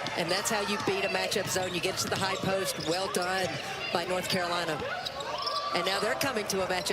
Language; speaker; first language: English; native; English